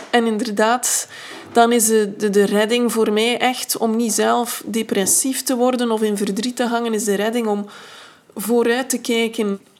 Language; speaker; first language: Dutch; native; Dutch